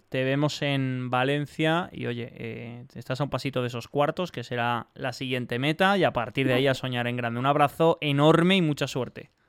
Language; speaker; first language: Spanish; native; Spanish